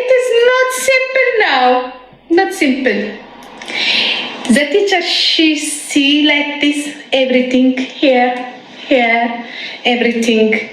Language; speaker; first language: English; non-native, learner; Amharic